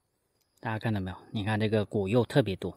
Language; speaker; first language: Chinese; non-native, local second language; Cantonese